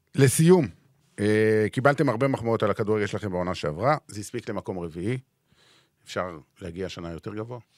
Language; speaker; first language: Hebrew; native; Hebrew